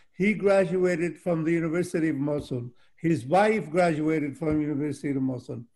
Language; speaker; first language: English; early bilingual, other home language; Arabic